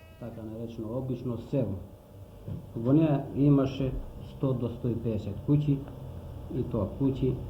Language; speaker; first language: Macedonian; native; Macedonian